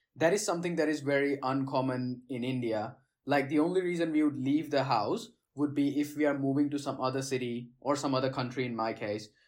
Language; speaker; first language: English; non-native, local second language; Gujarati